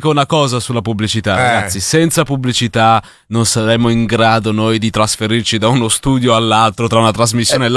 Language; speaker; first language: Italian; native; Italian